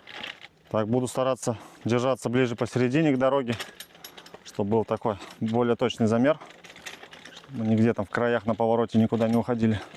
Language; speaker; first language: Russian; native; Russian